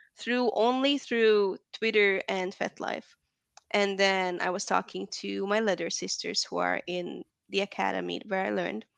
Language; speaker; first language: English; non-native, fluent; Hungarian